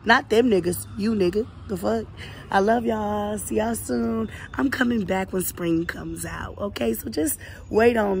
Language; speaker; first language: English; native; English